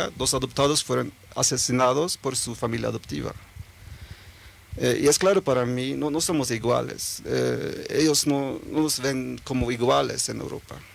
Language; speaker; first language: Spanish; early bilingual, heritage; Norwegian